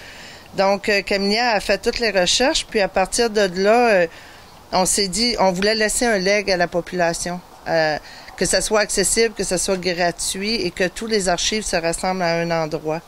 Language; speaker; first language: French; native; French